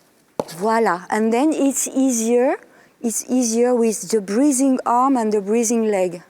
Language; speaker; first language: English; non-native, fluent; French